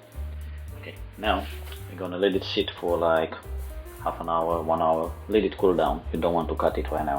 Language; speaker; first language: English; non-native, fluent; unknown